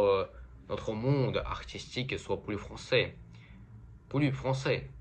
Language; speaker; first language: French; non-native, fluent; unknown